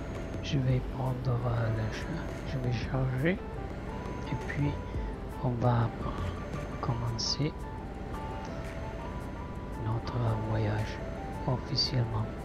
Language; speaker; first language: French; non-native, learner; Italian